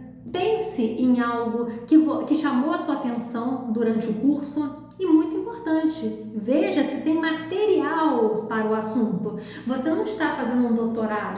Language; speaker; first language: Portuguese; native; Portuguese